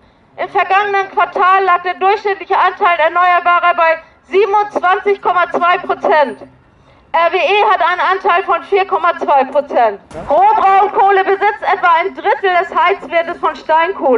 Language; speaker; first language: German; native; German